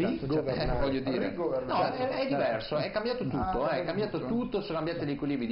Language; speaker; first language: Italian; native; Italian